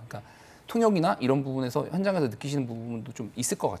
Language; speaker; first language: Korean; native; Korean